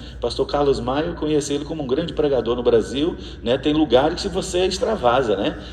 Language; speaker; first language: Portuguese; native; Portuguese